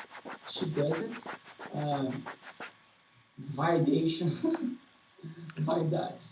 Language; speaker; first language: English; non-native, learner; Portuguese